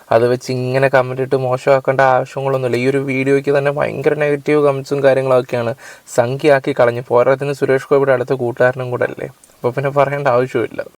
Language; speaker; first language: Malayalam; native; Malayalam